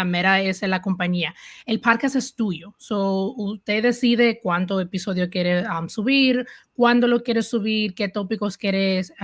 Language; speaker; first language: Spanish; early bilingual, heritage; Spanish